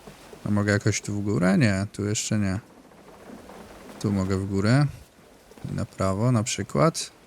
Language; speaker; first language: Polish; native; Polish